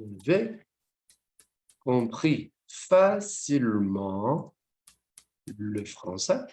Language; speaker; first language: French; non-native, fluent; Portuguese